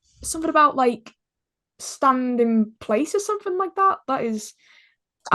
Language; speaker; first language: English; native; English